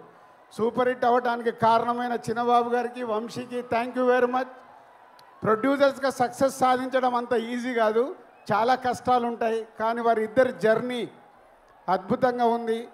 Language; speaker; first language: Telugu; native; Telugu